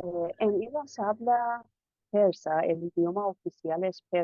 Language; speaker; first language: Spanish; non-native, fluent; Persian